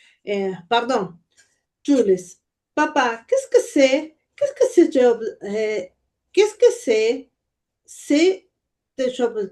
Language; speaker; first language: French; non-native, learner; Spanish